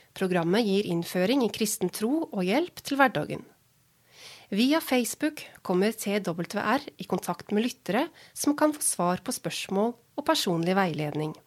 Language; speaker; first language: Norwegian; native; Norwegian